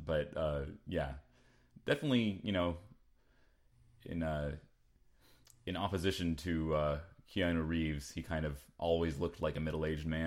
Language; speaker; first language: English; native; English